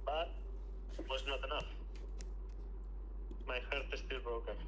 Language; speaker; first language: English; non-native, learner; Spanish